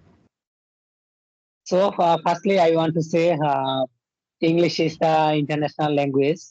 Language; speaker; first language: English; non-native, learner; Bangla